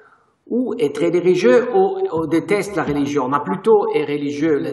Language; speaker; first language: French; non-native, fluent; Italian